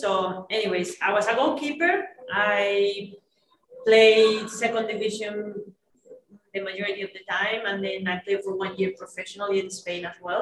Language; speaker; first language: English; non-native, fluent; Spanish